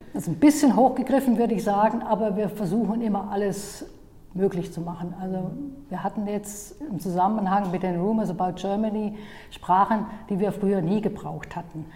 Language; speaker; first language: German; native; German